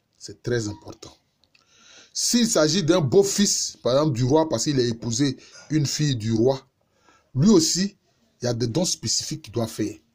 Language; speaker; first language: French; non-native, local second language; Baoulé